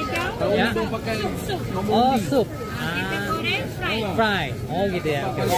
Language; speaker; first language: Indonesian; non-native, learner; Korean